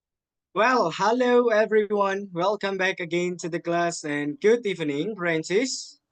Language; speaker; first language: English; non-native, fluent; Indonesian